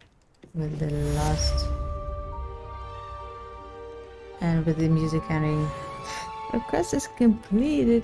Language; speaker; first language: English; non-native, learner; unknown